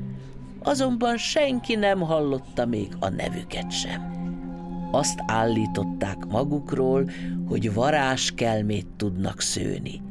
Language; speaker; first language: Hungarian; native; Hungarian